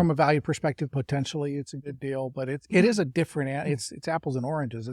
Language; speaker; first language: English; native; English